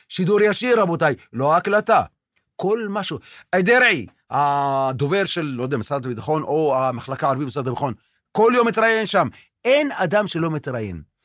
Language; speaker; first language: Hebrew; non-native, local second language; Arabic